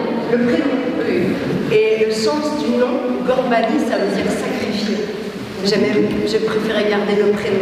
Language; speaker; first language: French; native; French